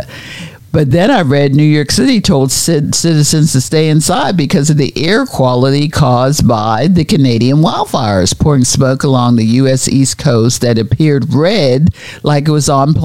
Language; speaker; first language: English; native; English